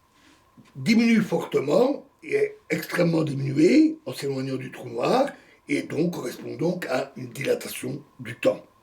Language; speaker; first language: French; native; French